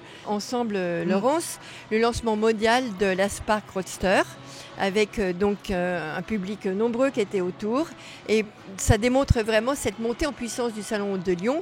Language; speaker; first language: French; native; French